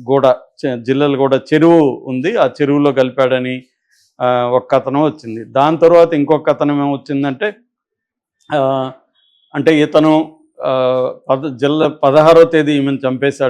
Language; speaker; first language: Telugu; native; Telugu